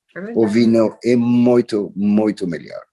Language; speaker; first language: Portuguese; non-native, fluent; French